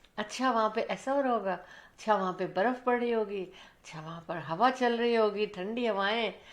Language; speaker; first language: Urdu; early bilingual, other home language; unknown